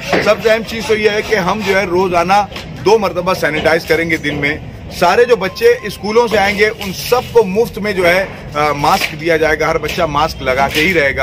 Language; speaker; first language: Hindi; native; Hindi